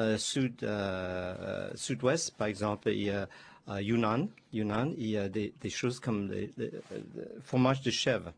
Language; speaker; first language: French; non-native, learner; Chinese